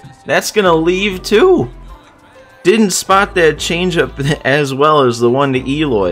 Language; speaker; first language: English; native; English